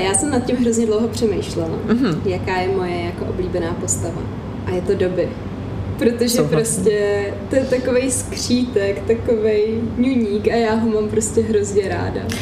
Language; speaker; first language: Czech; native; Czech